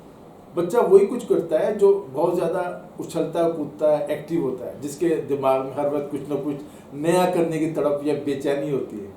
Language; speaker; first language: Urdu; native; Urdu